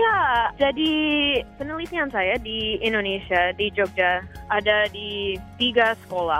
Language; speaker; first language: Indonesian; non-native, fluent; English